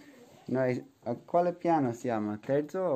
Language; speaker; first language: Italian; non-native, learner; English